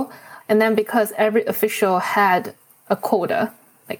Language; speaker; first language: English; non-native, fluent; Chinese